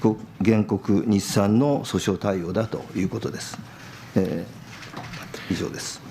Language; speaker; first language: Japanese; native; Japanese